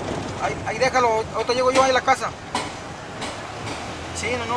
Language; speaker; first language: Spanish; native; Spanish